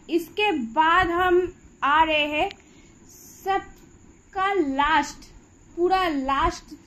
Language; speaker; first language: Hindi; non-native, local second language; Bangla